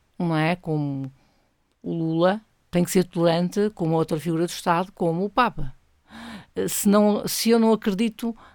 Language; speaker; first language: Portuguese; native; Portuguese